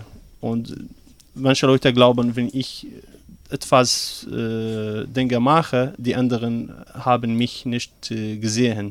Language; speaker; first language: German; non-native, learner; Arabic